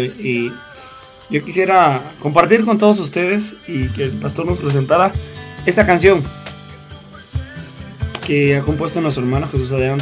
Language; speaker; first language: Spanish; native; Spanish